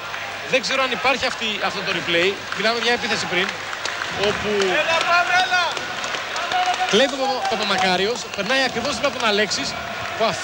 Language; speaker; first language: Greek; native; Greek